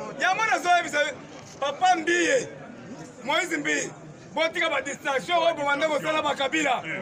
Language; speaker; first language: Lingala; non-native, local second language; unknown